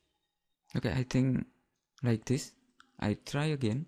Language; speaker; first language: English; non-native, learner; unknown